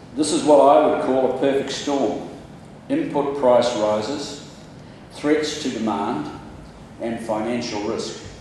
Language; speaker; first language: English; native; English